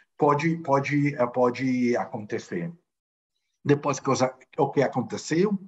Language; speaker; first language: Portuguese; non-native, fluent; Italian